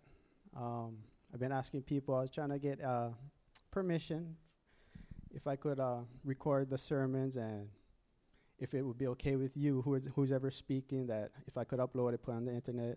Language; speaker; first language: English; native; English